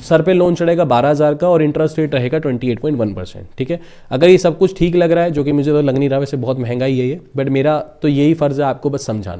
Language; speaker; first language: Hindi; native; Hindi